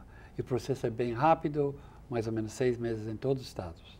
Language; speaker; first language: Portuguese; non-native, fluent; English